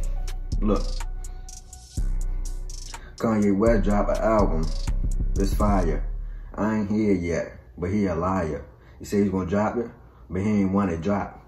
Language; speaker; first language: English; native; English